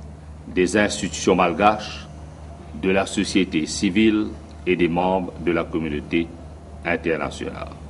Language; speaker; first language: French; non-native, local second language; Morisyen